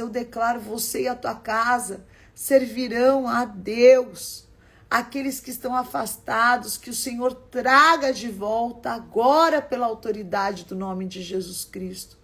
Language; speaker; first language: Portuguese; native; Portuguese